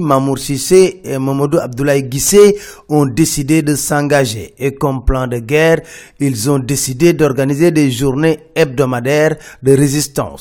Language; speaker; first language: French; non-native, local second language; Wolof